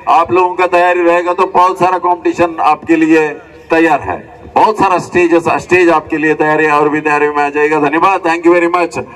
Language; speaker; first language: Hindi; non-native, local second language; Marathi